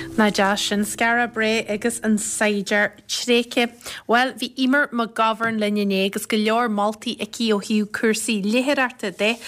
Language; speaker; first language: Irish; native; Irish